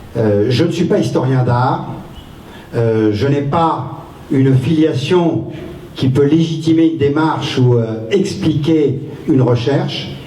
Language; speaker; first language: French; native; French